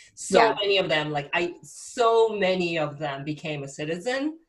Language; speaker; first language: English; non-native, fluent; Japanese